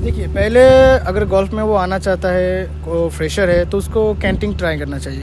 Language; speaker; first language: Hindi; non-native, local second language; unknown